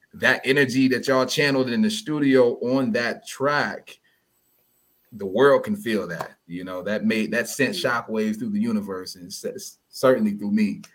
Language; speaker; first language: English; early bilingual, other home language; Yoruba